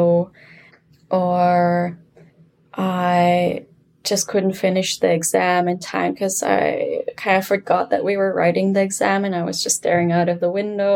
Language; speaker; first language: English; non-native, fluent; German